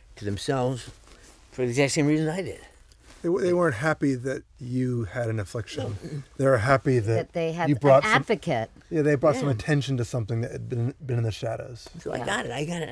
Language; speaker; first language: English; native; English